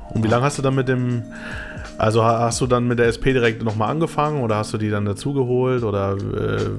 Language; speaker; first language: German; native; German